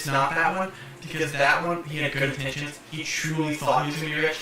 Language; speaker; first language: English; native; English